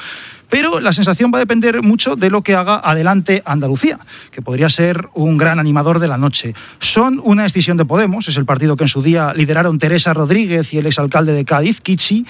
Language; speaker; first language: Spanish; native; Spanish